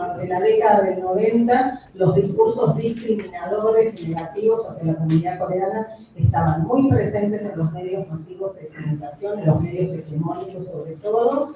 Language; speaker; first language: Spanish; native; Spanish